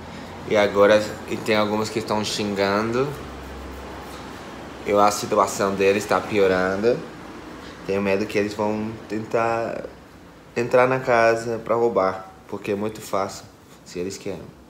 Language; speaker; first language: Portuguese; non-native, fluent; English